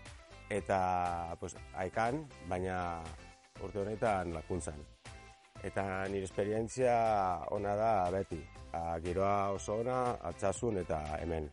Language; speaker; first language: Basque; non-native, learner; Spanish